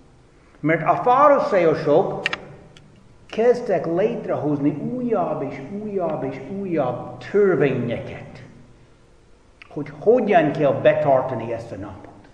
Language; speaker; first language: Hungarian; non-native, fluent; English